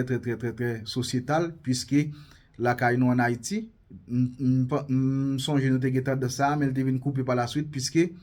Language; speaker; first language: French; non-native, local second language; Haitian Creole